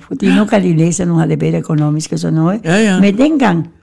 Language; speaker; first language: Danish; non-native, fluent; Spanish